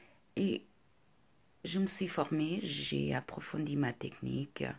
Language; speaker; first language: French; non-native, fluent; Portuguese